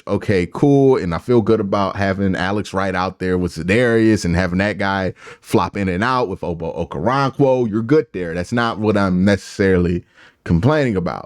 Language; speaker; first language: English; native; English